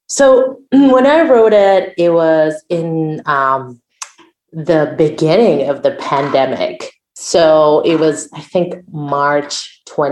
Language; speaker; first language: English; non-native, fluent; Spanish